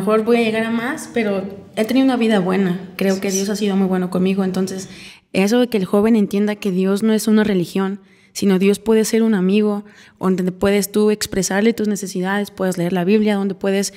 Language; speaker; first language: Spanish; native; Spanish